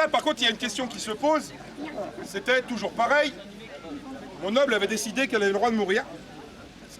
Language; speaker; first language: French; native; French